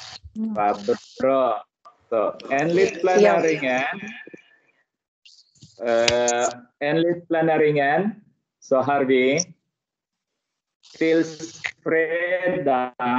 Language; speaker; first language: Swedish; non-native, fluent; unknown